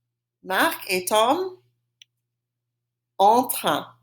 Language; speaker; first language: French; non-native, fluent; English